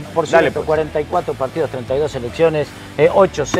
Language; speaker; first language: Spanish; native; Spanish